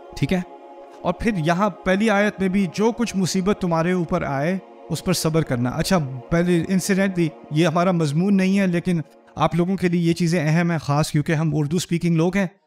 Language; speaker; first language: Urdu; early bilingual, heritage; Urdu